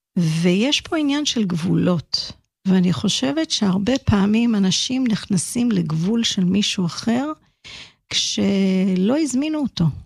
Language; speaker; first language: Hebrew; early bilingual, other home language; English